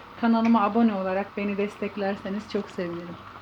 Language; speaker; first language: Turkish; native; Turkish